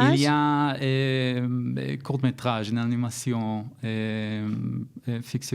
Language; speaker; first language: French; non-native, learner; Hebrew